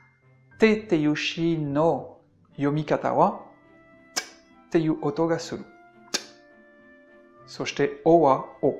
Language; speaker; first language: Japanese; non-native, fluent; French